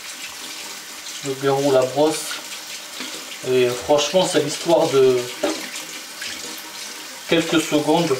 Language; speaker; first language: French; native; French